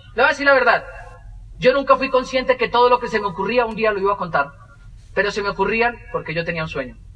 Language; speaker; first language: Spanish; native; Spanish